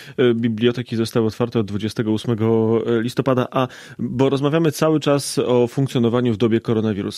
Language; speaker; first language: Polish; native; Polish